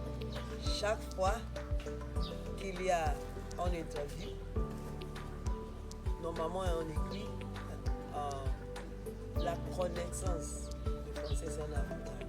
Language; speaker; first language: French; non-native, fluent; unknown